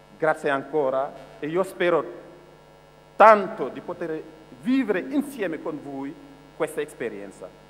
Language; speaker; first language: Italian; non-native, fluent; Wolof